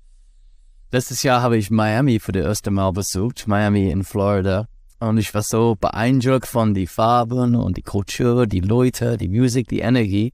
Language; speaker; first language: German; non-native, learner; English